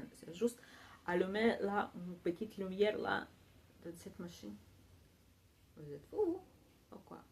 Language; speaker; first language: French; non-native, learner; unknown